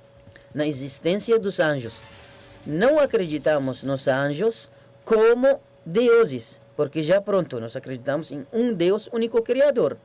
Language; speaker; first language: Portuguese; non-native, learner; Arabic